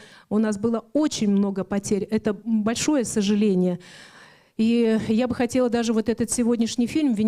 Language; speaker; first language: Russian; native; Russian